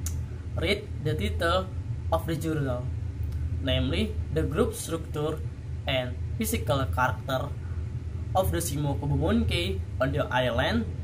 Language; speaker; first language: English; non-native, learner; Indonesian